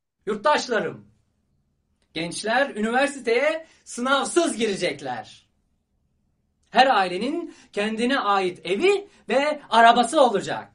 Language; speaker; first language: Turkish; non-native, learner; Ukrainian